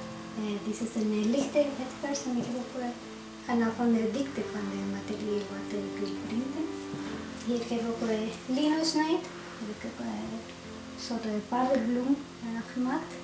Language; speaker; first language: Dutch; non-native, fluent; Spanish